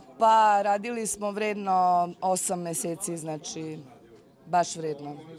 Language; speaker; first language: Serbian; early bilingual, heritage; Serbian